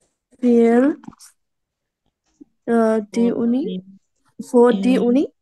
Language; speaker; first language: German; non-native, learner; Bangla